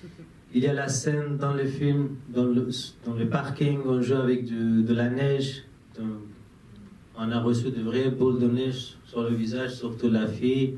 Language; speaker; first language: French; non-native, fluent; Persian